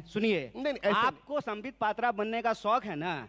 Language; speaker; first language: Hindi; native; Hindi